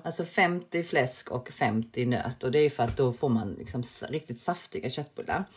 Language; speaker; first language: Swedish; early bilingual, other home language; Korean